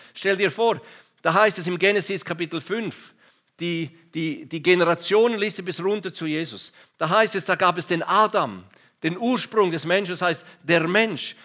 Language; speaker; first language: German; non-native, local second language; Romansh